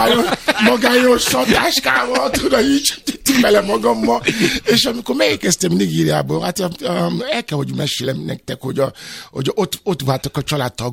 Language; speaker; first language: Hungarian; non-native, fluent; Yoruba